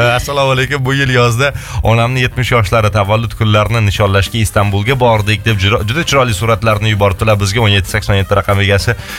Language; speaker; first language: Uzbek; native; Uzbek